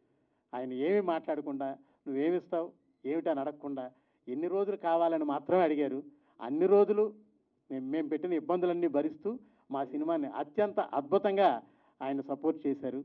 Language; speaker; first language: Telugu; native; Telugu